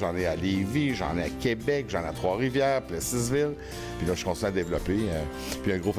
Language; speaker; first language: French; native; French